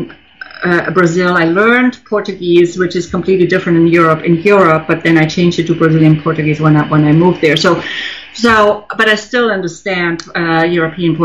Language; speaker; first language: English; non-native, fluent; German